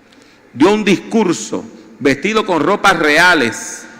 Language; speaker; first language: Spanish; native; Spanish